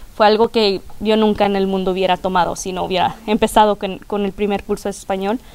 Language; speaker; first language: Spanish; early bilingual, heritage; Spanish